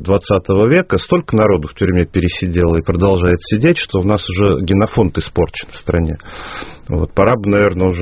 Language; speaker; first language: Russian; native; Russian